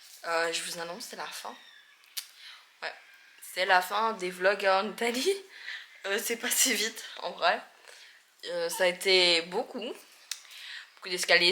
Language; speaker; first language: French; native; French